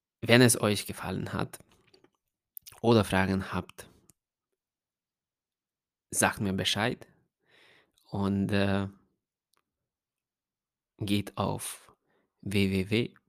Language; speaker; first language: German; non-native, fluent; Hungarian